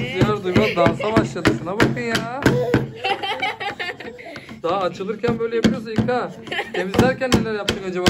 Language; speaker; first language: Turkish; native; Turkish